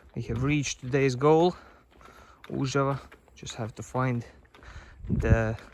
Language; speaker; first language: English; non-native, fluent; Latvian